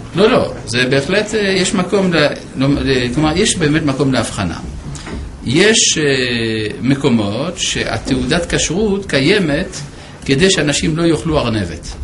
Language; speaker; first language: Hebrew; non-native, fluent; French